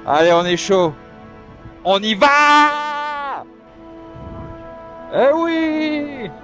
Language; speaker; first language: French; native; French